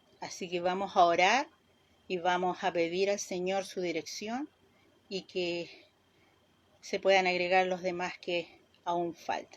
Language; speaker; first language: Spanish; native; Spanish